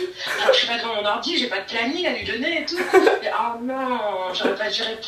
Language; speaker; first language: French; native; French